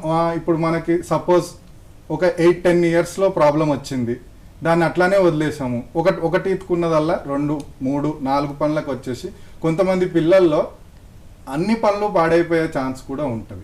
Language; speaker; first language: Telugu; native; Telugu